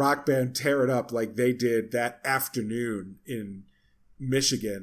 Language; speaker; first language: English; native; English